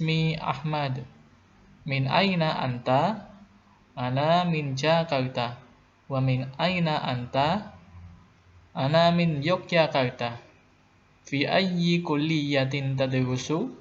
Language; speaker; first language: Arabic; non-native, fluent; Indonesian